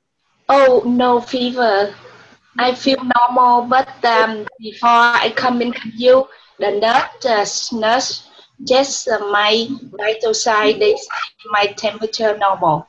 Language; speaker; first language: English; non-native, learner; Vietnamese